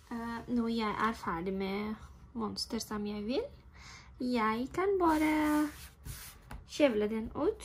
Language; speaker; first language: Norwegian; non-native, fluent; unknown